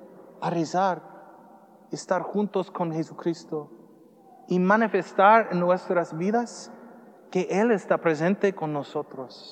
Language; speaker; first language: Spanish; non-native, learner; English